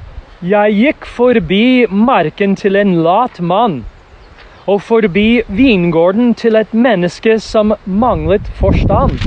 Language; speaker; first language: Norwegian; non-native, fluent; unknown